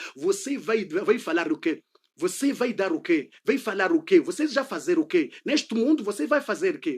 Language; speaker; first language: Portuguese; non-native, learner; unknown